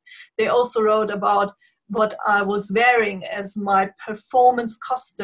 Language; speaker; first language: English; non-native, fluent; German